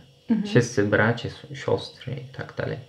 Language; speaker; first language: Polish; non-native, fluent; Turkish